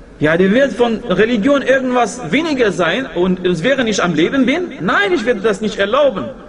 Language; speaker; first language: German; non-native, fluent; Arabic